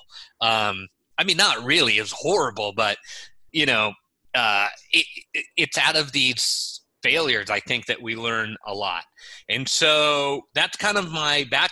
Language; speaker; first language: English; native; English